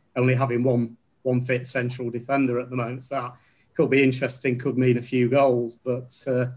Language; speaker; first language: English; native; English